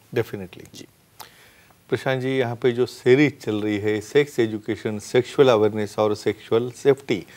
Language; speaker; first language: Hindi; non-native, local second language; Marathi